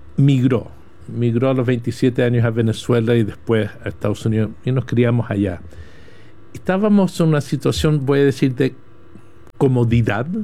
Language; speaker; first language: Spanish; early bilingual, heritage; Spanish